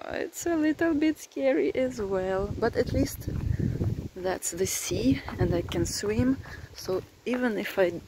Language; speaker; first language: English; non-native, fluent; Russian